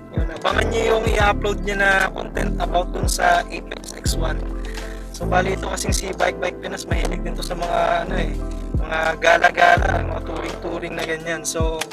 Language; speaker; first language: Filipino; native; Filipino